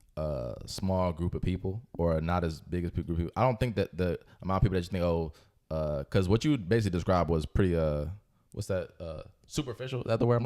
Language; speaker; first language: English; native; English